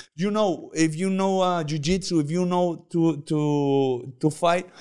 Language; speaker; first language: English; non-native, learner; Spanish